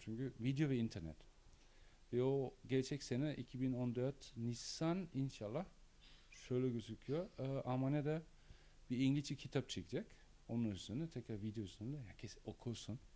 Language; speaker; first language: Turkish; non-native, learner; German